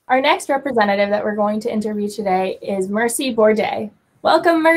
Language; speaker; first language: English; native; English